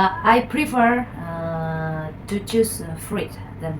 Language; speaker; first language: English; non-native, learner; Indonesian